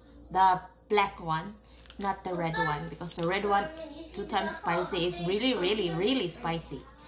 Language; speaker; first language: English; non-native, local second language; Cebuano